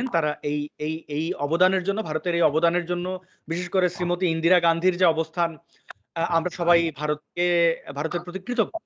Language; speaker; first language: Bangla; native; Bangla